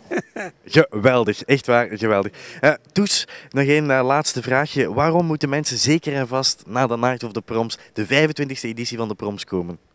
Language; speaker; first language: Dutch; native; Dutch